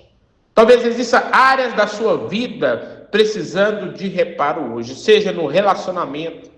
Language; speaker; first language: Portuguese; native; Portuguese